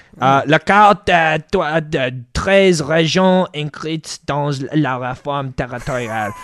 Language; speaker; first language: French; non-native, learner; English